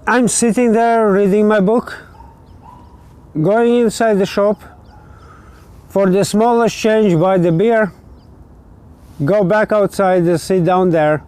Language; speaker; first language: English; non-native, learner; Latvian